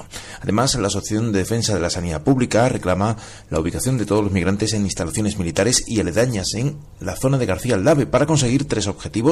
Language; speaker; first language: Spanish; native; Spanish